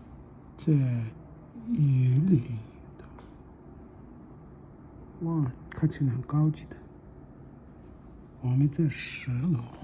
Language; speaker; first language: Chinese; non-native, fluent; Tibetan